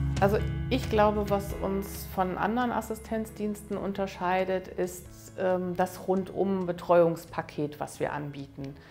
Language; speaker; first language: German; native; German